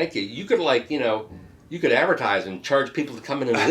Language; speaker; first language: English; native; English